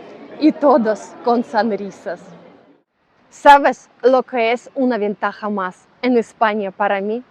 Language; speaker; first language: Spanish; non-native, learner; Russian